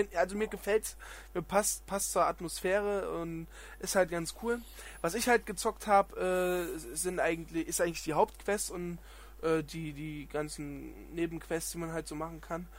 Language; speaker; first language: German; native; German